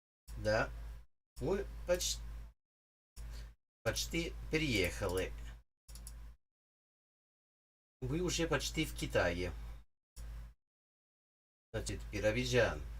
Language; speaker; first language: Russian; non-native, learner; English